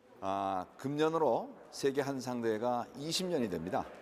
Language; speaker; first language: Korean; native; Korean